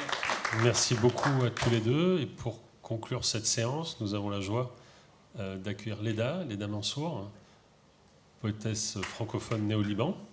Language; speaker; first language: French; native; French